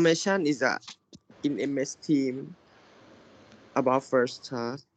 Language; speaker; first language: English; non-native, learner; Thai